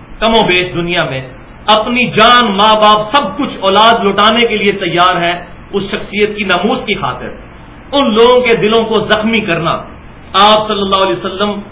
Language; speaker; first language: Urdu; non-native, local second language; Punjabi